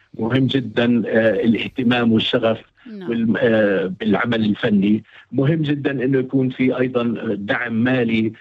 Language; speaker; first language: Arabic; native; Arabic